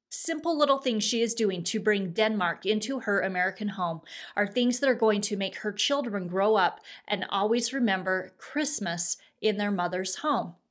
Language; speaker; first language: English; non-native, fluent; Danish